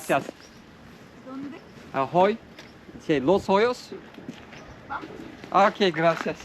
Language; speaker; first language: Spanish; non-native, learner; Turkish